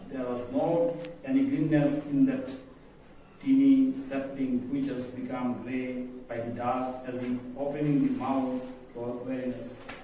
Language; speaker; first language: English; non-native, local second language; Bangla